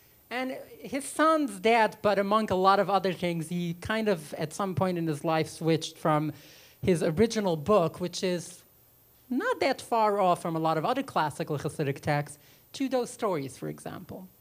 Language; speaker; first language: English; early bilingual, other home language; Yiddish